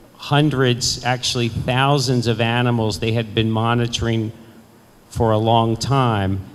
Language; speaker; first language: English; native; English